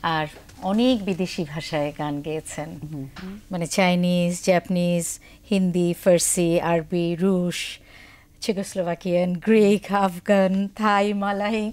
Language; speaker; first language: Bangla; native; Bangla